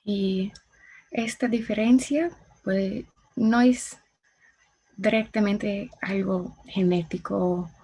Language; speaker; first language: Spanish; non-native, learner; English